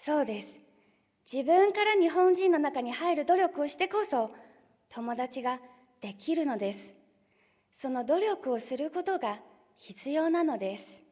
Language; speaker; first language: Japanese; non-native, fluent; Chinese